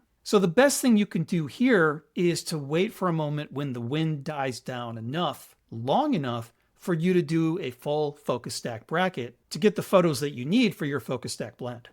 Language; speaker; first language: English; native; English